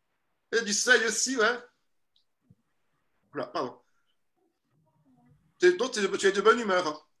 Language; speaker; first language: French; native; French